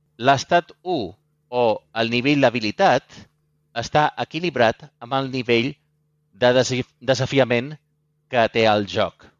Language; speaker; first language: Catalan; native; Catalan